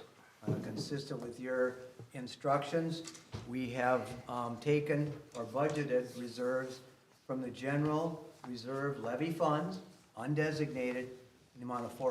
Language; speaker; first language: English; native; English